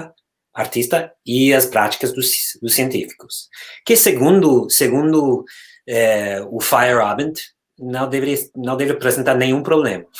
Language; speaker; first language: Portuguese; non-native, fluent; English